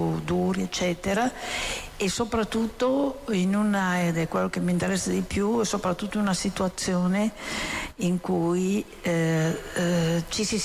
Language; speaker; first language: Italian; native; Italian